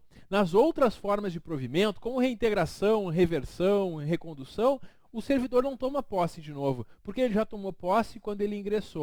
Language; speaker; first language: Portuguese; native; Portuguese